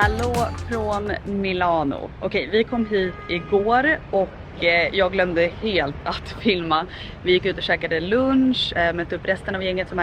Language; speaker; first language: Swedish; native; Swedish